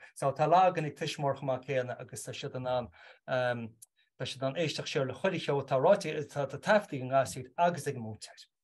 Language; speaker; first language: Irish; native; Irish